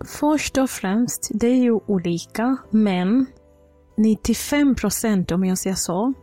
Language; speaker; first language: Swedish; non-native, fluent; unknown